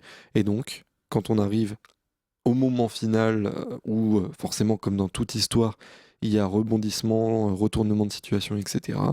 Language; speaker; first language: French; native; French